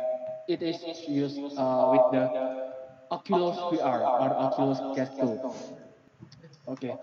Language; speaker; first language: English; non-native, learner; Indonesian